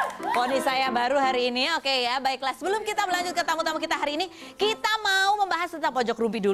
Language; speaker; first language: Indonesian; native; Indonesian